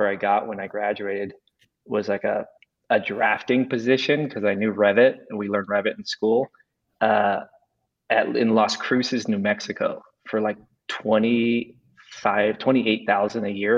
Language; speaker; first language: English; native; English